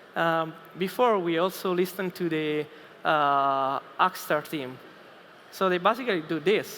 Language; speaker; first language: English; non-native, fluent; Italian